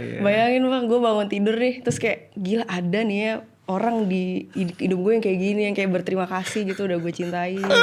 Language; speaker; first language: Indonesian; native; Indonesian